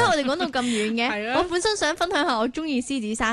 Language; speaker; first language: Cantonese; native; Cantonese